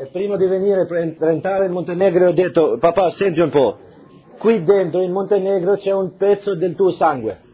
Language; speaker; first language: Italian; non-native, fluent; Albanian